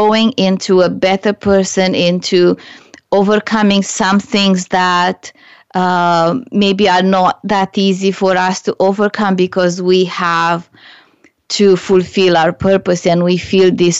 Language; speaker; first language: English; non-native, fluent; Romanian